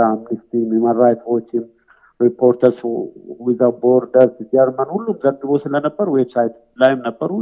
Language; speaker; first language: Amharic; non-native, local second language; Oromo